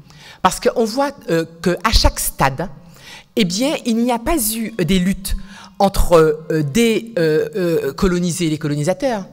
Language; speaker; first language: French; native; French